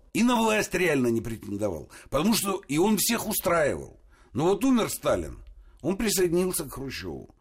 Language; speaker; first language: Russian; native; Russian